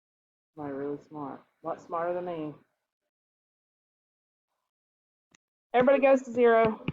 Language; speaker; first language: English; native; English